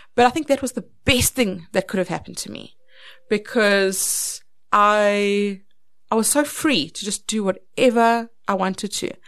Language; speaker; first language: English; native; English